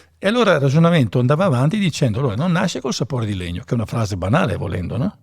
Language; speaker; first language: Italian; native; Italian